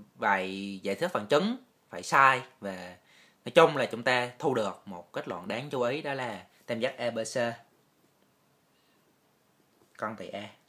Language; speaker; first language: Vietnamese; native; Vietnamese